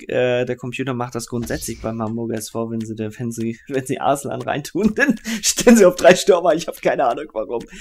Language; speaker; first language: German; native; German